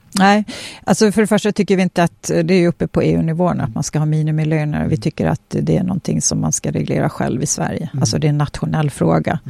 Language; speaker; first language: Swedish; early bilingual, other home language; Polish